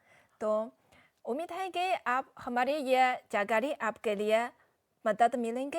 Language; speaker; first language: Hindi; non-native, fluent; Chinese